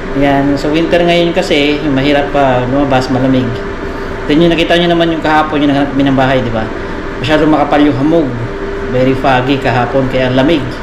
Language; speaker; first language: Filipino; non-native, local second language; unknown